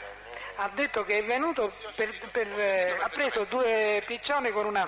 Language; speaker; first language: Italian; native; Italian